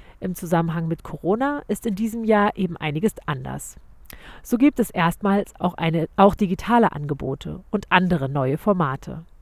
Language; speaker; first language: German; native; German